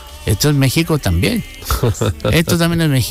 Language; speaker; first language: Spanish; native; Spanish